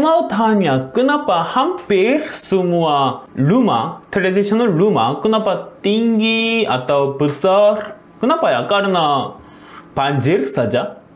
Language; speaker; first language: Indonesian; non-native, learner; Korean